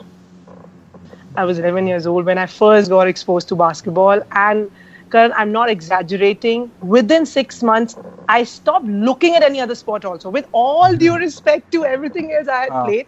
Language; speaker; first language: English; non-native, local second language; Hindi